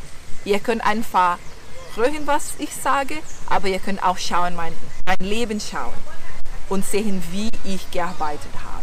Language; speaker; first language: German; non-native, learner; Portuguese